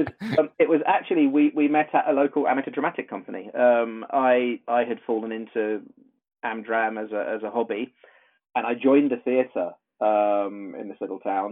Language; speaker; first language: English; native; English